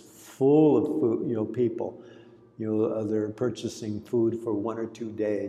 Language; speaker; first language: English; early bilingual, other home language; Greek